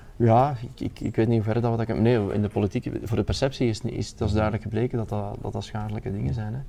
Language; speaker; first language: Dutch; native; Dutch